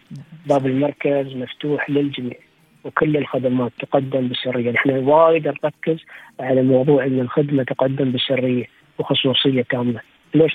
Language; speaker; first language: Arabic; native; Arabic